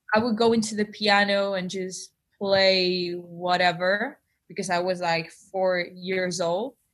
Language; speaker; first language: English; non-native, fluent; Spanish